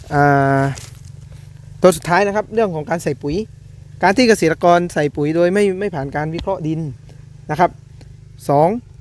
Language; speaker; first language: Thai; native; Thai